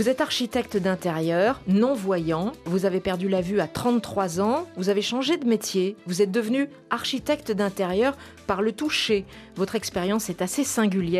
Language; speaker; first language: French; native; French